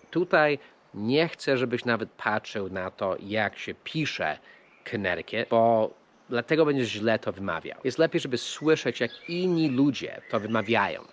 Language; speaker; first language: Polish; non-native, fluent; English